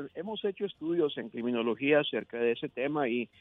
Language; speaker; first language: Spanish; early bilingual, heritage; Spanish